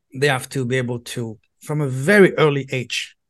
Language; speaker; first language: English; non-native, fluent; French